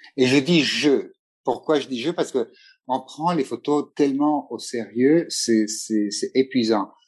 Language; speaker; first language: French; non-native, fluent; Italian